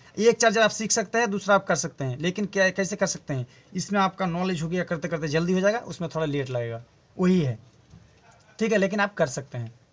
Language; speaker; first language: Hindi; non-native, local second language; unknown